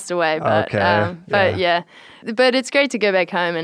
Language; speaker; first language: English; native; English